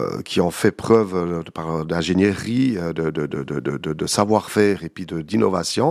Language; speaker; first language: French; native; French